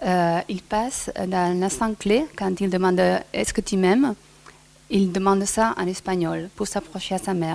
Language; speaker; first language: French; non-native, fluent; Spanish